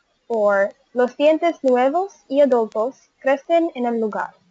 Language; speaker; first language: Spanish; non-native, learner; English